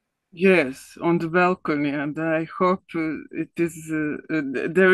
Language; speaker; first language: English; non-native, learner; Serbian